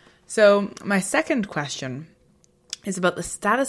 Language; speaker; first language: English; native; English